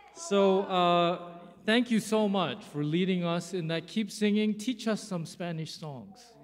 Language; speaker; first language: English; early bilingual, other home language; Korean